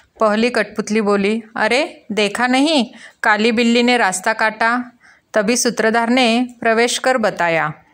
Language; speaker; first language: Hindi; non-native, local second language; Marathi